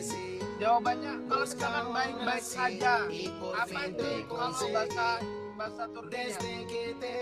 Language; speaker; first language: Indonesian; non-native, local second language; Madurese